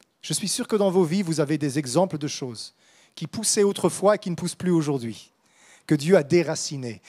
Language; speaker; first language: French; native; French